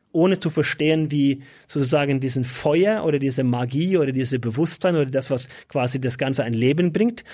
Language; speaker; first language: German; non-native, fluent; Norwegian